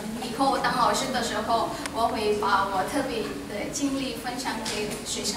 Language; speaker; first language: Chinese; non-native, fluent; Indonesian